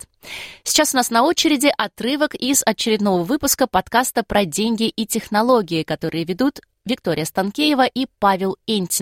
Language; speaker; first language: Russian; native; Russian